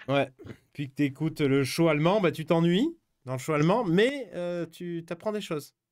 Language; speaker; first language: French; native; French